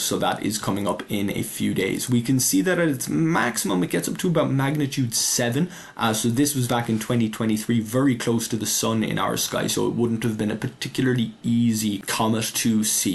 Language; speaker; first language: English; native; English